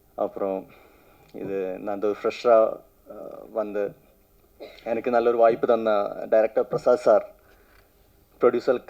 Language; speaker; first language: Tamil; non-native, learner; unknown